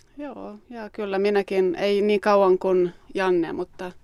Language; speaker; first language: Finnish; non-native, local second language; Swedish